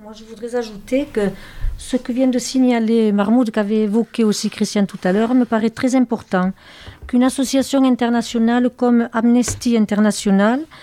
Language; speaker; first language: French; native; French